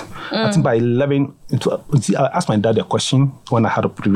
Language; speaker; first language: English; non-native, local second language; Akan